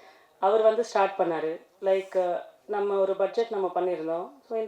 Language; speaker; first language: Tamil; native; Tamil